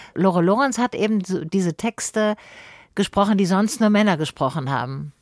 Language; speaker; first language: German; native; German